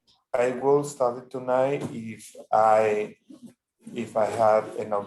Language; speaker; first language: English; non-native, learner; Spanish